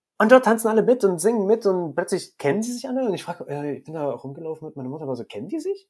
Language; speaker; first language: German; native; German